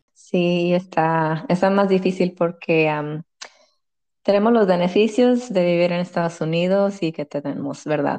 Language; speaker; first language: Spanish; early bilingual, heritage; Spanish